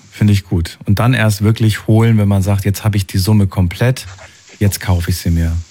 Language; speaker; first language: German; native; German